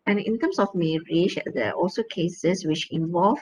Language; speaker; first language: English; non-native, local second language; Malay